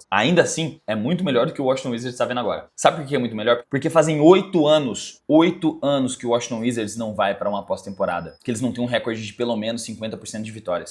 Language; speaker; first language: Portuguese; native; Portuguese